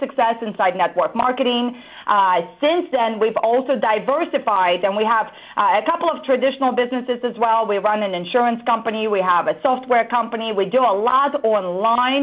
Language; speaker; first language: English; non-native, fluent; Russian